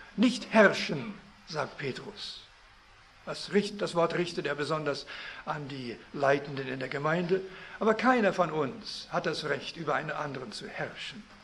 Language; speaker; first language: German; early bilingual, heritage; German